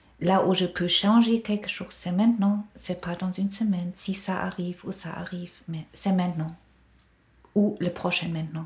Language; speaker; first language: French; non-native, fluent; German